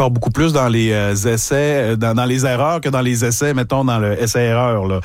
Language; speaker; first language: French; native; French